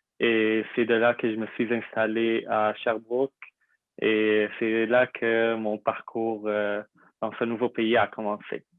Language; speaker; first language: French; non-native, fluent; Arabic